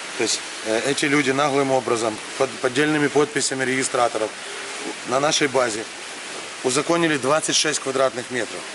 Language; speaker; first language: Russian; native; Russian